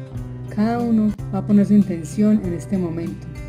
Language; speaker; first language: Spanish; native; Spanish